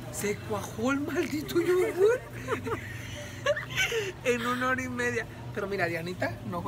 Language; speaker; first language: Spanish; early bilingual, heritage; Spanish